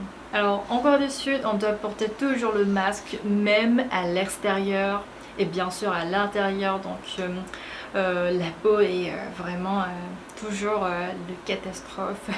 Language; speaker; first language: French; non-native, fluent; Korean